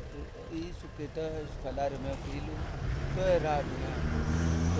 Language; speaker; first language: Portuguese; non-native, local second language; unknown